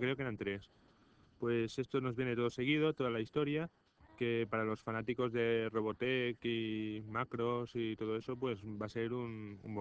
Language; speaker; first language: Spanish; native; Spanish